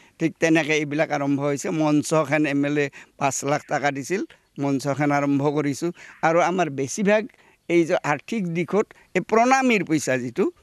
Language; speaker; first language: Assamese; native; Assamese